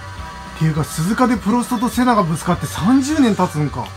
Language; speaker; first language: Japanese; native; Japanese